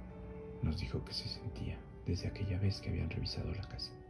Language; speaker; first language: Spanish; native; Spanish